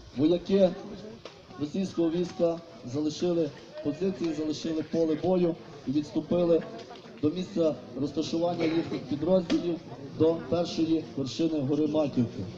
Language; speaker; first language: Ukrainian; native; Ukrainian